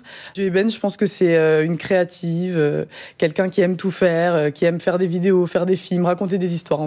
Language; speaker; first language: French; native; French